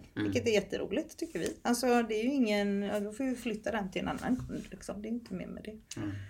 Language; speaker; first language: Swedish; native; Swedish